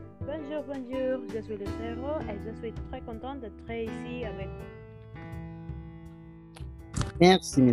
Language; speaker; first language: French; non-native, learner; Spanish